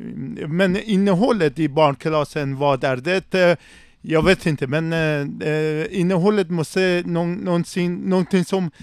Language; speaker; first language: Swedish; non-native, learner; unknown